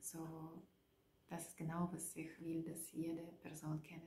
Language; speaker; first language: German; non-native, learner; Russian